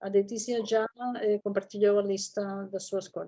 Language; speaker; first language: Portuguese; non-native, fluent; Spanish